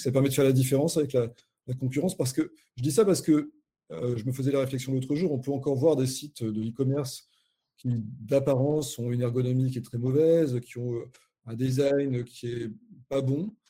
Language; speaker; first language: French; native; French